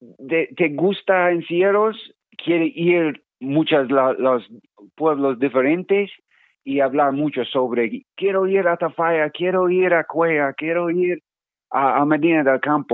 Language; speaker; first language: Spanish; non-native, learner; English